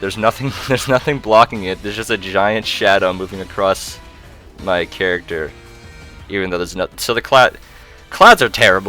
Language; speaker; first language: English; native; English